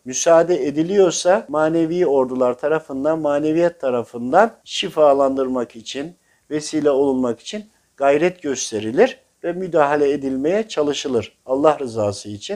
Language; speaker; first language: Turkish; native; Turkish